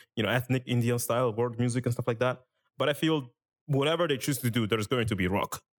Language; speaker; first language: English; non-native, fluent; Italian